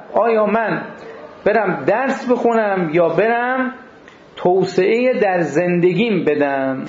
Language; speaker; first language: Persian; native; Persian